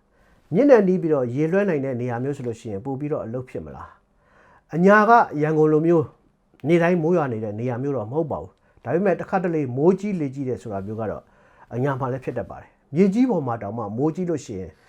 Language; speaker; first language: Burmese; native; Burmese